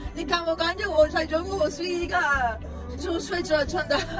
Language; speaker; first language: Chinese; non-native, learner; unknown